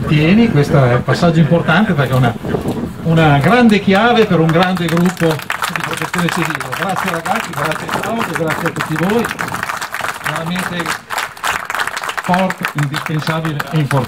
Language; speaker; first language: Italian; native; Italian